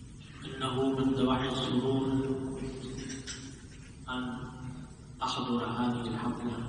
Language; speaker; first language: Arabic; non-native, fluent; Urdu